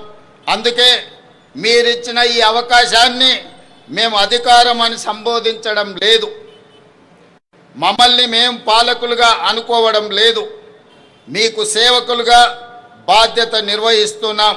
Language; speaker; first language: Telugu; native; Telugu